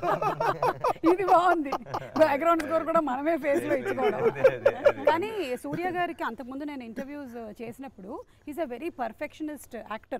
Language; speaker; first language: Telugu; native; Telugu